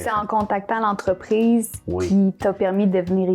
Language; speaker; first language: French; native; French